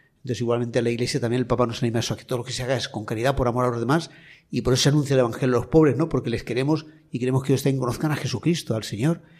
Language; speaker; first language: Spanish; native; Spanish